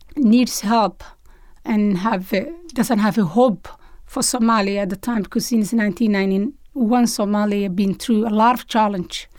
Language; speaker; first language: English; non-native, learner; Somali